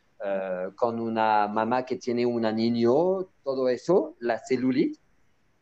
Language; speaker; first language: Spanish; non-native, learner; French